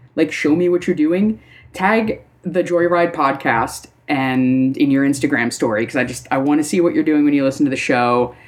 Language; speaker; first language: English; native; English